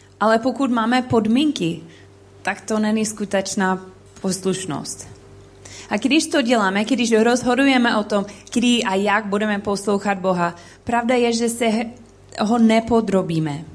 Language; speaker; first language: Czech; non-native, learner; English